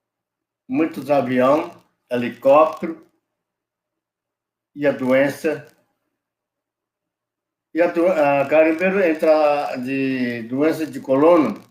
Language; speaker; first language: Portuguese; non-native, local second language; Yanomámi